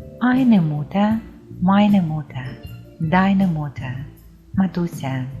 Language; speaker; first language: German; non-native, fluent; Ukrainian